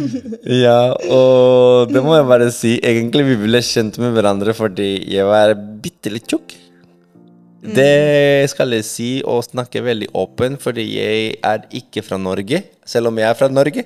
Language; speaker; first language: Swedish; non-native, learner; Spanish